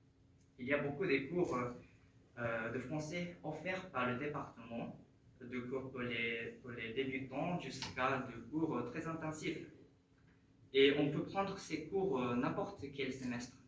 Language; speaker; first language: French; non-native, fluent; Japanese